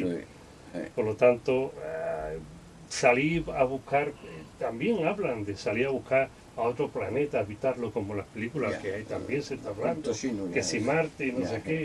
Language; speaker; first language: Spanish; native; Spanish